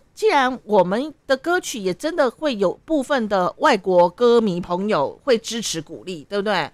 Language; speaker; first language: Chinese; native; Chinese